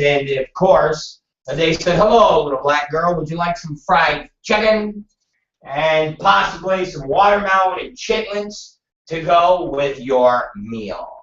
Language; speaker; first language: English; native; English